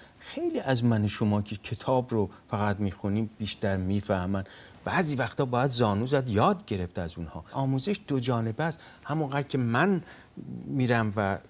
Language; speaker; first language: Persian; native; Persian